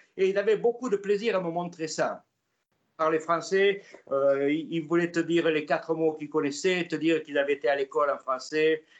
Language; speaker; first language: French; native; French